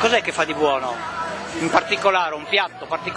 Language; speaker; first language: Italian; native; Italian